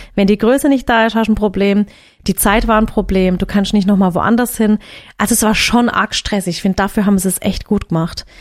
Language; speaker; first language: German; early bilingual, other home language; Turkish